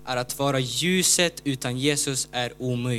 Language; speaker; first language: Swedish; non-native, learner; Ukrainian